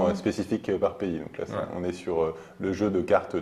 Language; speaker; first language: French; native; French